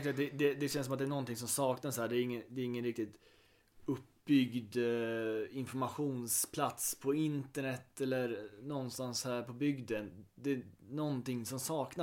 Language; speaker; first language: Swedish; native; Swedish